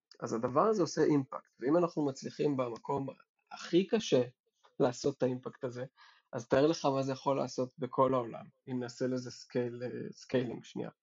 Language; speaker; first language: Hebrew; native; Hebrew